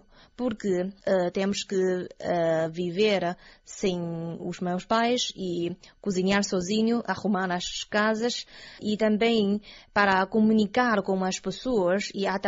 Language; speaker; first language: Portuguese; non-native, learner; Chinese